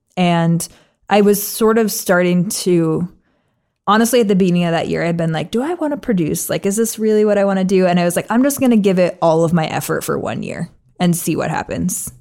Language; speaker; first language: English; native; English